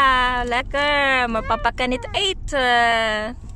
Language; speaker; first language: Dutch; non-native, learner; Filipino